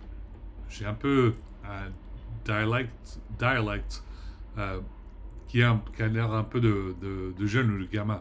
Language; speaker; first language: French; early bilingual, heritage; French